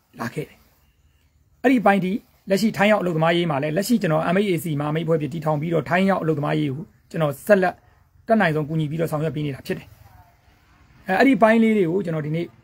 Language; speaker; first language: Burmese; native; Burmese